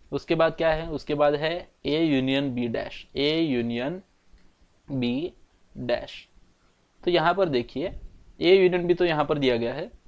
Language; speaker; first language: Hindi; non-native, local second language; Marathi